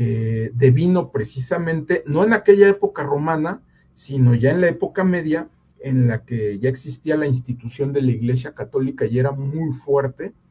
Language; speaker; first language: Spanish; native; Spanish